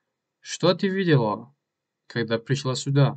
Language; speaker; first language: Russian; non-native, learner; Tajik